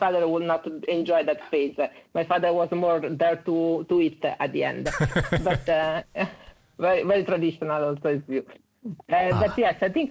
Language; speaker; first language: English; non-native, fluent; Italian